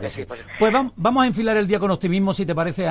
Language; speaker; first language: Spanish; native; Spanish